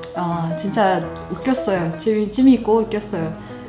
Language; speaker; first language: Korean; non-native, fluent; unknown